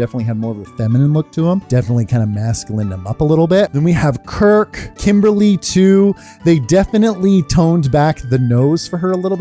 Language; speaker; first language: English; native; English